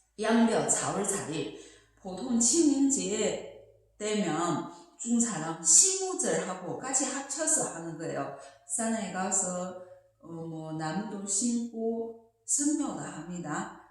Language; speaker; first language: Korean; non-native, fluent; Chinese